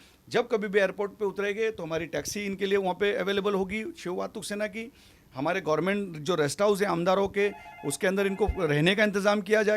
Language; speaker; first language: Hindi; native; Hindi